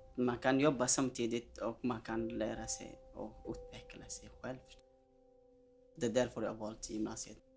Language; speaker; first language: Swedish; early bilingual, other home language; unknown